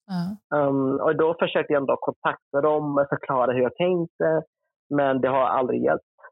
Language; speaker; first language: Swedish; early bilingual, other home language; Vietnamese